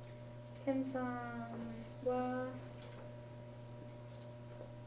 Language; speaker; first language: Japanese; non-native, learner; English